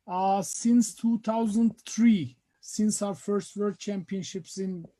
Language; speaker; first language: English; non-native, fluent; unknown